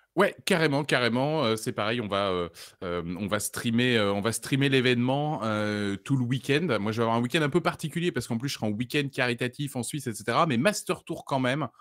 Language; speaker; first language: French; native; French